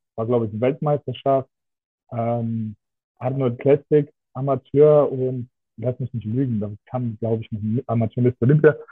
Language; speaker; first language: German; non-native, fluent; Russian